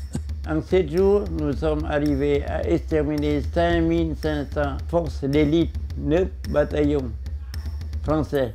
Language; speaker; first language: French; non-native, local second language; Vietnamese